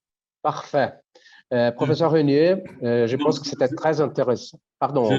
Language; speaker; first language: French; non-native, fluent; Portuguese